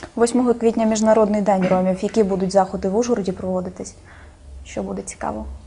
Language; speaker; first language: Ukrainian; native; Ukrainian